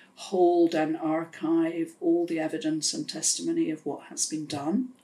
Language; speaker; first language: English; native; English